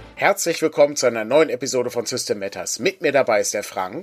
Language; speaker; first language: German; native; German